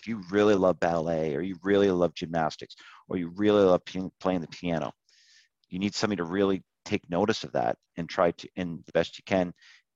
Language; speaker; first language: English; native; English